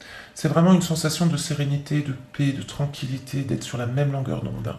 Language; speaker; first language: French; native; French